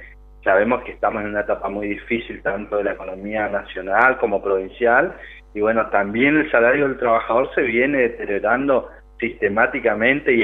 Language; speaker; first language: Spanish; native; Spanish